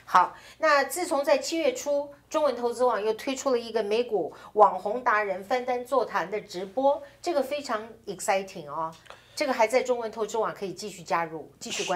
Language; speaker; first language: Chinese; native; Chinese